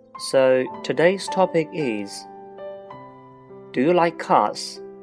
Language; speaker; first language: English; non-native, fluent; Chinese